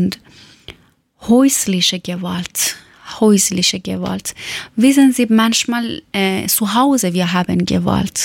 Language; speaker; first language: German; non-native, learner; Persian